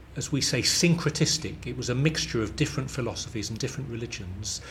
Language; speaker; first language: English; native; English